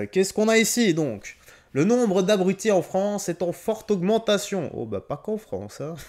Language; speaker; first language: French; native; French